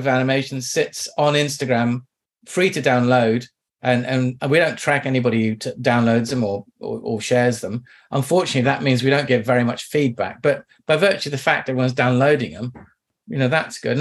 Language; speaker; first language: English; native; English